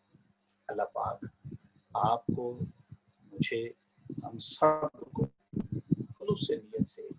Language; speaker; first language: Urdu; native; Urdu